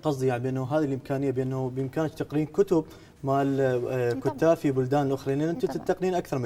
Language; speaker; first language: Arabic; native; Arabic